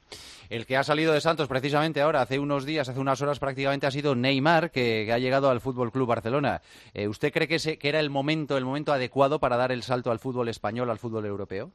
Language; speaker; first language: Spanish; native; Spanish